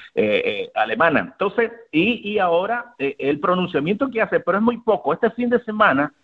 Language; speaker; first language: Spanish; native; Spanish